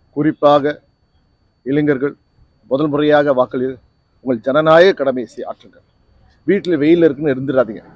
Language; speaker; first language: Tamil; native; Tamil